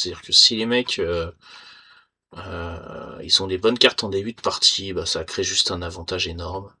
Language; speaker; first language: French; native; French